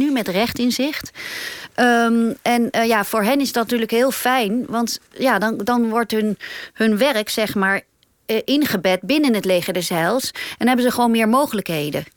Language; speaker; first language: Dutch; native; Dutch